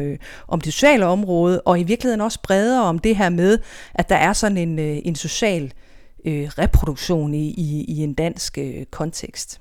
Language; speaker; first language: Danish; native; Danish